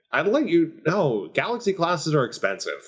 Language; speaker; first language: English; native; English